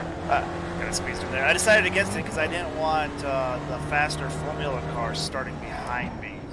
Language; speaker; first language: English; native; English